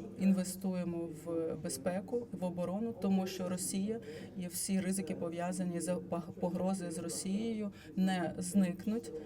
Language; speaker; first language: Ukrainian; non-native, fluent; Latvian